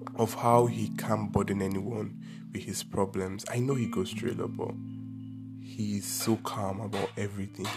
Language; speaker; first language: English; non-native, local second language; Igbo